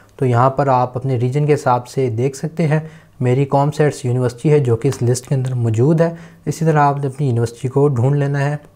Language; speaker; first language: Urdu; native; Urdu